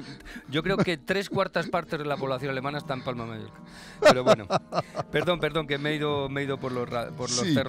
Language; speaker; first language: Spanish; native; Spanish